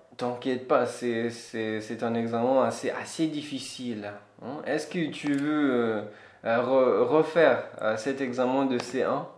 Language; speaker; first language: French; non-native, fluent; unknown